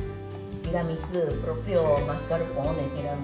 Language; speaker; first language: Italian; non-native, learner; Japanese